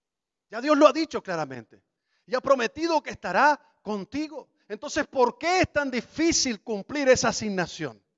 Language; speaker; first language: Spanish; native; Spanish